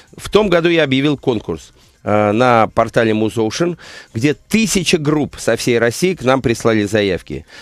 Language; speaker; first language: Russian; native; Russian